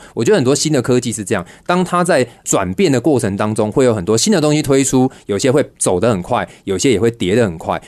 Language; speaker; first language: Chinese; native; Chinese